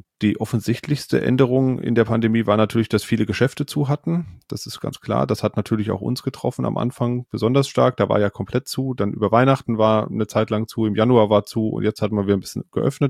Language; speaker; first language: German; native; German